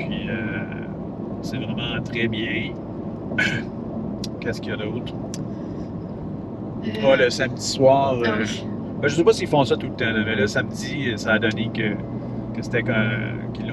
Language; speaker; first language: French; native; French